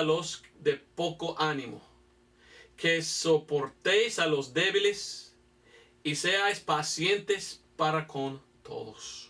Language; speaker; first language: Spanish; non-native, fluent; English